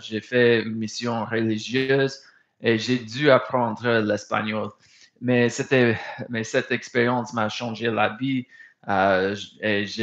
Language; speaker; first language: French; non-native, fluent; English